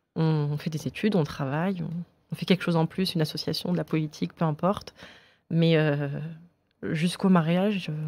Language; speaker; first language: French; native; French